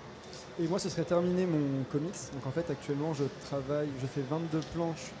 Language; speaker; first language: French; native; French